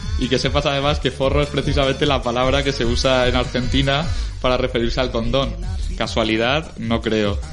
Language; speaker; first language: Spanish; native; Spanish